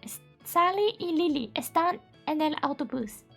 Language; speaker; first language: Spanish; non-native, learner; Japanese